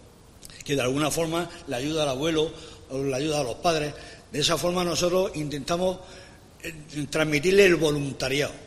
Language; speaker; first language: Spanish; native; Spanish